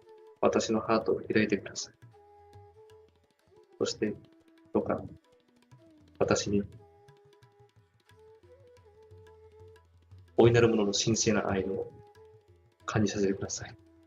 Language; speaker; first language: Japanese; non-native, fluent; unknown